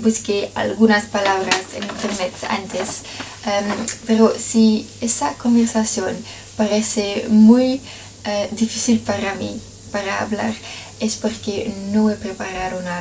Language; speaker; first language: Spanish; non-native, learner; Dutch